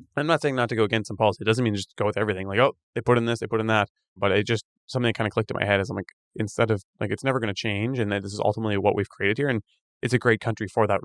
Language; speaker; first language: English; native; English